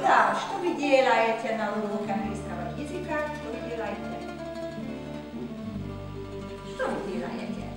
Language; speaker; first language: Russian; non-native, fluent; Hungarian